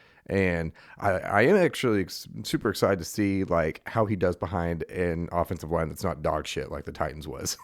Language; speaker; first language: English; native; English